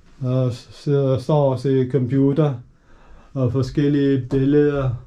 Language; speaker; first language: Danish; non-native, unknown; Urdu